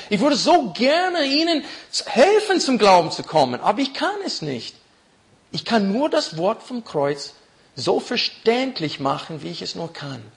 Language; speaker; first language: German; non-native, fluent; English